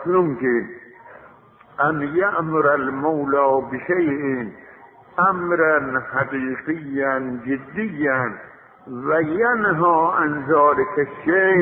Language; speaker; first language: Arabic; non-native, fluent; Azerbaijani